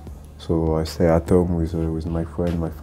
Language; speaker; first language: English; non-native, learner; French